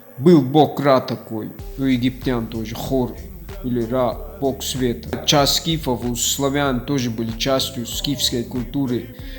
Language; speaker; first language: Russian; non-native, local second language; Ossetic